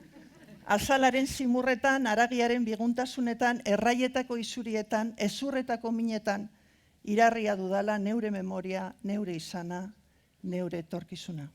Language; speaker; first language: Basque; non-native, local second language; Spanish